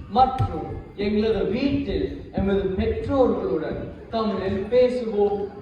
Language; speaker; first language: Tamil; early bilingual, heritage; Tamil